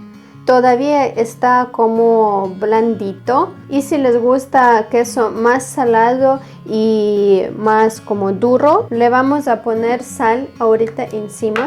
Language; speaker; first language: Spanish; non-native, fluent; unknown